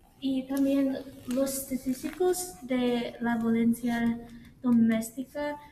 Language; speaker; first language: Spanish; non-native, learner; English